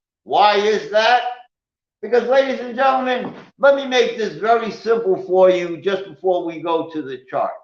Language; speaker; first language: English; native; English